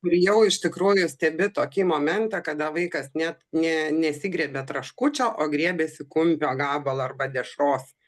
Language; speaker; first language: Lithuanian; native; Lithuanian